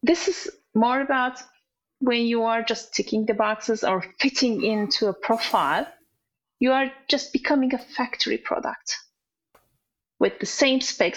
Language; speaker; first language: English; non-native, fluent; Turkish